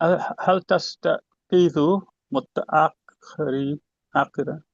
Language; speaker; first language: Arabic; non-native, learner; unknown